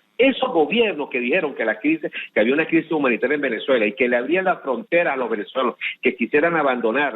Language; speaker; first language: Spanish; native; Spanish